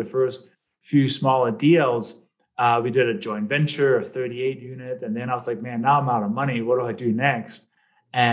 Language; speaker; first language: English; non-native, fluent; Danish